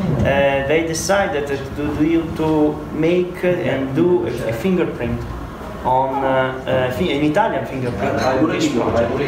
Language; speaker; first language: English; non-native, fluent; Italian